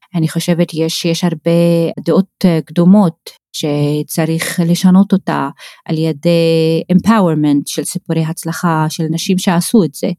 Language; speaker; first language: Hebrew; non-native, local second language; Arabic